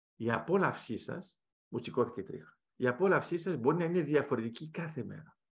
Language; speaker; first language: Greek; early bilingual, heritage; Greek